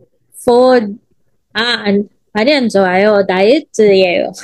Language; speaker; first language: Korean; non-native, fluent; Filipino